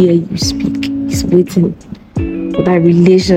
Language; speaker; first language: English; non-native, local second language; Yoruba